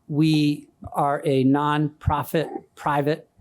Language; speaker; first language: English; native; English